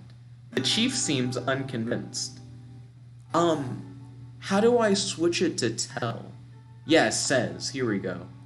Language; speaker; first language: English; native; English